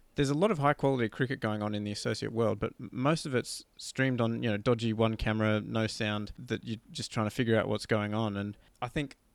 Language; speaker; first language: English; native; English